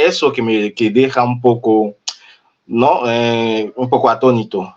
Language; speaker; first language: Spanish; non-native, fluent; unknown